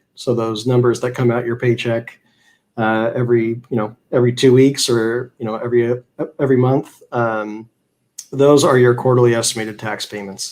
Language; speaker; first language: English; native; English